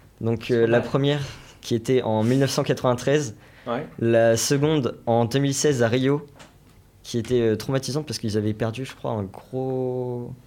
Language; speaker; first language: French; native; French